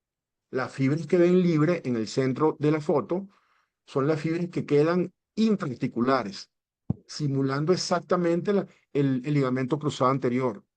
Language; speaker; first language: Spanish; native; Spanish